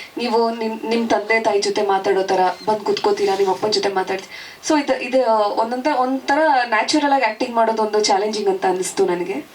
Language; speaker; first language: Kannada; native; Kannada